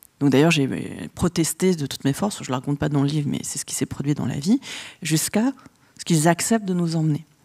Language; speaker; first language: French; early bilingual, other home language; Vietnamese